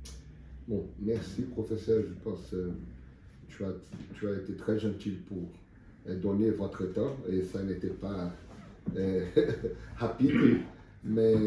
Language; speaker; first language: French; non-native, learner; Portuguese